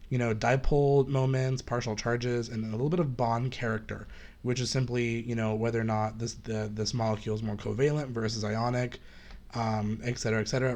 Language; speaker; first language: English; native; English